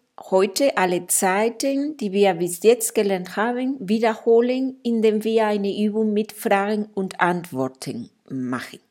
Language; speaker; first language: German; non-native, fluent; Spanish